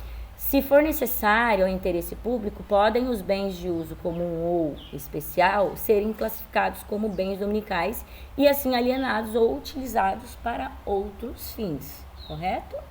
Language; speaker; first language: Portuguese; native; Portuguese